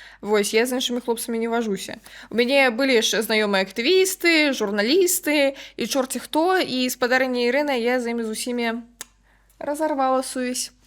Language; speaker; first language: Belarusian; non-native, local second language; Russian